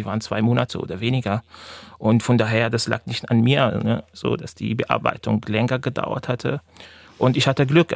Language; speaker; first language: German; non-native, fluent; Arabic